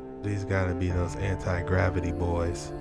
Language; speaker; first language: English; native; English